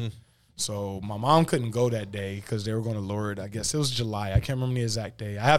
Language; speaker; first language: English; native; English